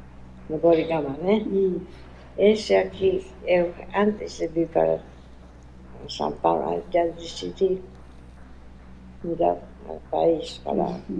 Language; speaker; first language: Portuguese; non-native, learner; Japanese